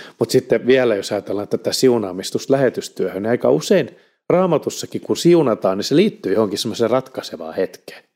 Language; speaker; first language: Finnish; native; Finnish